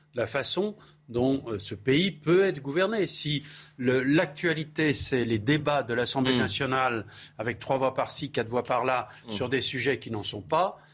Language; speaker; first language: French; native; French